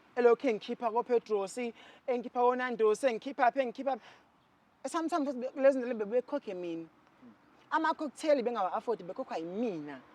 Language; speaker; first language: Zulu; non-native, local second language; Xhosa